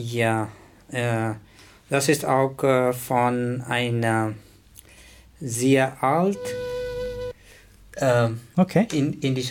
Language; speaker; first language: German; non-native, learner; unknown